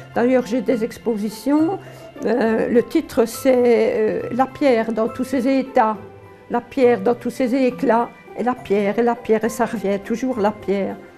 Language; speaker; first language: French; early bilingual, other home language; Polish